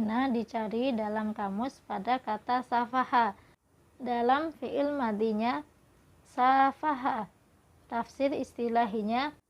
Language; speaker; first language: Indonesian; native; Indonesian